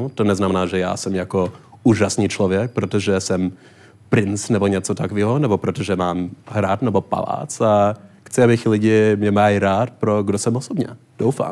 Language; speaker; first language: Czech; non-native, learner; English